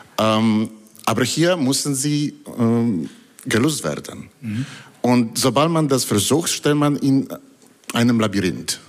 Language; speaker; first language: German; non-native, fluent; Polish